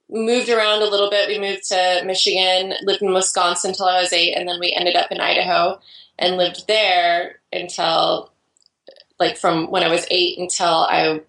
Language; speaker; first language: English; native; English